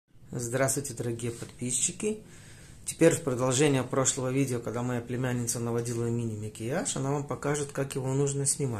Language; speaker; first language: Russian; native; Russian